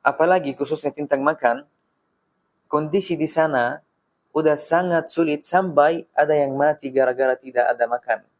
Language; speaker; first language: Indonesian; non-native, fluent; Arabic